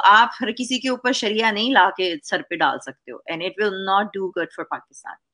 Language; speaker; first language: Urdu; native; Urdu